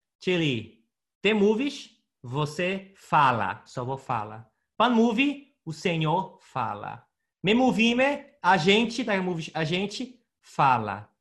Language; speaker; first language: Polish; non-native, fluent; Portuguese